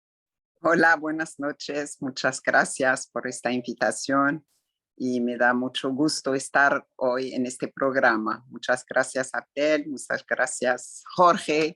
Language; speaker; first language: Spanish; non-native, fluent; Arabic